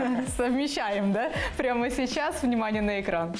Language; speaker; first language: Russian; native; Russian